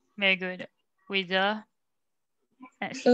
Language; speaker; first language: English; non-native, learner; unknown